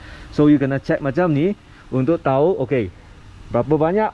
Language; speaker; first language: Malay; non-native, local second language; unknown